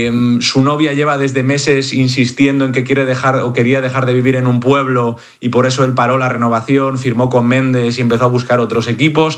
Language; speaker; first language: Spanish; native; Spanish